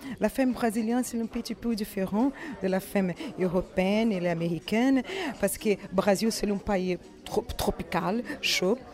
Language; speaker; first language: French; non-native, learner; Portuguese